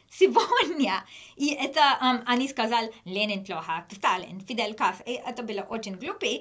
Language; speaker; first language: Russian; non-native, learner; English